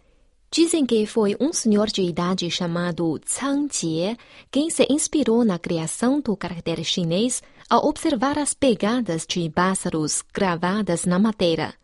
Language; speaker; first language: Portuguese; non-native, fluent; Chinese